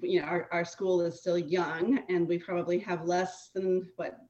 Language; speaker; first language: English; native; English